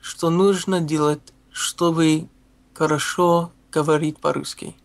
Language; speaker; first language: Russian; non-native, learner; English